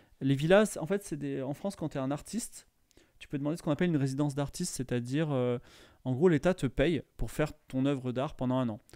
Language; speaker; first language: French; native; French